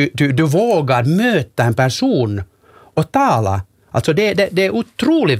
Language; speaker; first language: Swedish; non-native, local second language; Finnish